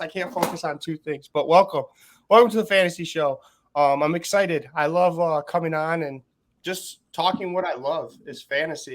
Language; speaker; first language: English; native; English